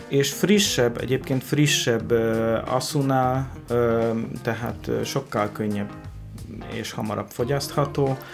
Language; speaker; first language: Hungarian; non-native, fluent; Polish